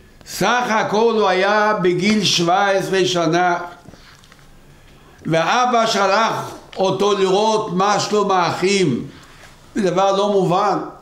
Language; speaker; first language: Hebrew; non-native, local second language; Yiddish